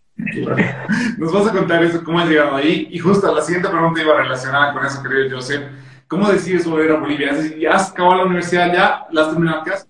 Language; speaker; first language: Spanish; native; Spanish